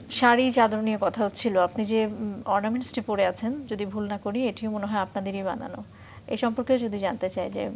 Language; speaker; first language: Bangla; native; Bangla